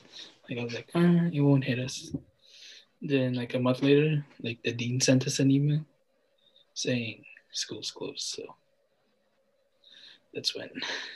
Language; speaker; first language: English; non-native, local second language; Filipino